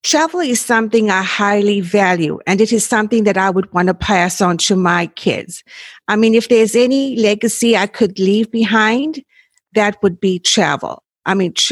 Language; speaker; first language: English; native; English